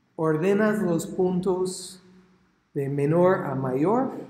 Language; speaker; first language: Spanish; non-native, fluent; English